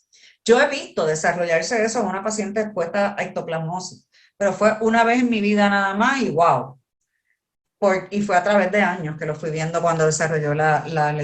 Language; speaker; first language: Spanish; native; Spanish